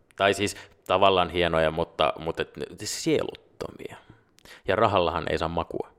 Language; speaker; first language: Finnish; non-native, local second language; Swedish